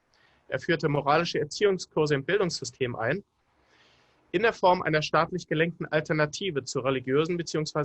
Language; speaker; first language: German; native; German